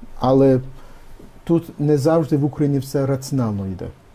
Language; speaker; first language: Ukrainian; early bilingual, heritage; Ukrainian